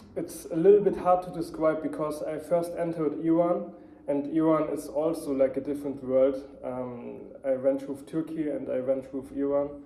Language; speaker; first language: English; non-native, fluent; German